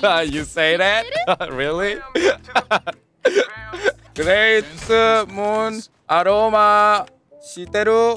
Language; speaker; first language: English; non-native, learner; Korean